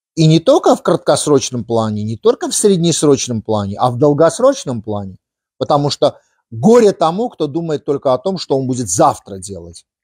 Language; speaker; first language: Russian; non-native, local second language; Armenian